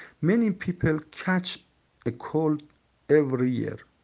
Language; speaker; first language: English; non-native, fluent; Persian